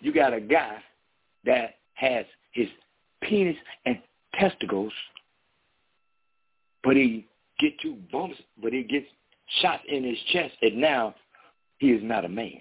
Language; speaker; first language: English; native; English